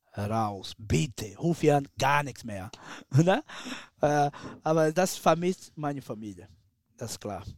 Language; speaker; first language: German; non-native, learner; Portuguese